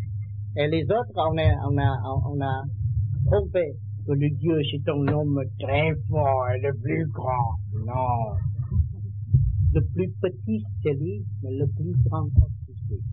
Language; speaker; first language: French; non-native, learner; Vietnamese